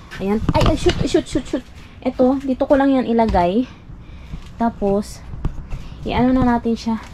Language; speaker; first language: Filipino; non-native, local second language; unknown